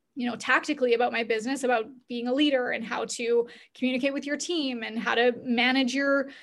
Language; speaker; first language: English; native; English